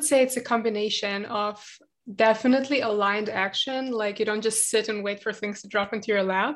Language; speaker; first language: English; non-native, fluent; German